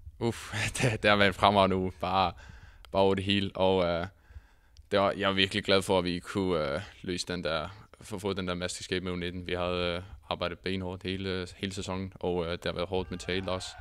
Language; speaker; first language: Danish; non-native, fluent; Icelandic